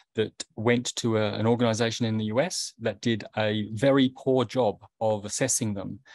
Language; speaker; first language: English; native; English